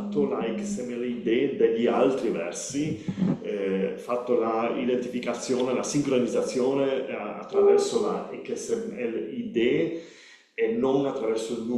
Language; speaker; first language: Italian; non-native, learner; Spanish